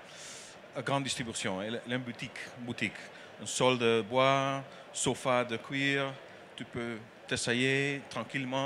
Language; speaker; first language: French; non-native, learner; Dutch